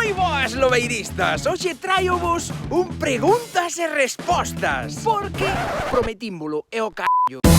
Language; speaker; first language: Galician; non-native, local second language; Spanish